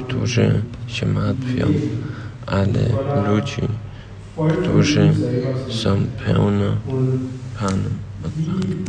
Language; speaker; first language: Polish; early bilingual, heritage; Polish